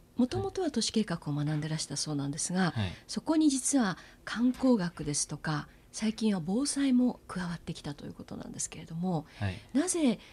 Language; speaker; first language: Japanese; native; Japanese